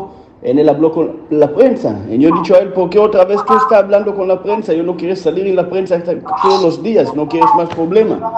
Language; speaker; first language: Spanish; non-native, learner; Hebrew